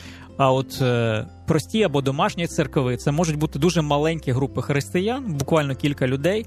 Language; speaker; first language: Ukrainian; native; Ukrainian